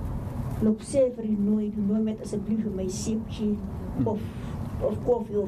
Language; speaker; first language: Dutch; non-native, local second language; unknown